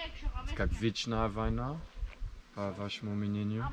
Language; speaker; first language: Russian; non-native, fluent; English